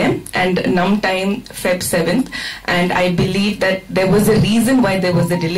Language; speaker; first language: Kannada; non-native, fluent; Malayalam